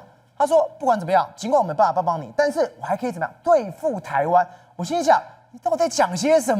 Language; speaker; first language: Chinese; native; Chinese